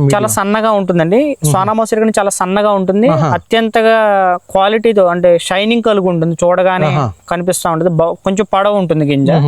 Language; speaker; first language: Telugu; native; Telugu